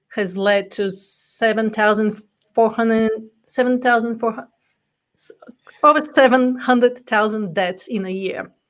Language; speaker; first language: English; non-native, fluent; Bulgarian